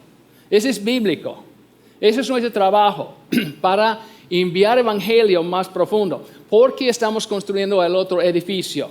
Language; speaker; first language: Spanish; non-native, fluent; English